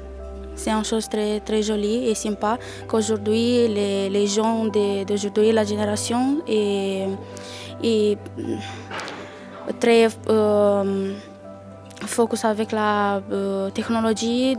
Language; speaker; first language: French; non-native, learner; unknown